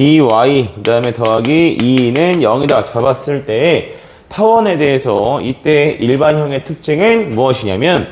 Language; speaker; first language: Korean; native; Korean